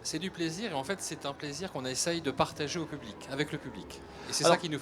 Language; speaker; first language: French; native; French